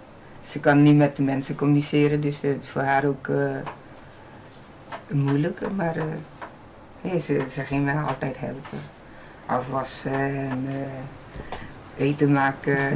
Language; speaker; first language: Dutch; non-native, learner; Portuguese